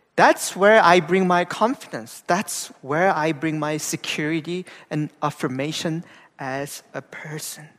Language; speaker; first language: English; non-native, fluent; Korean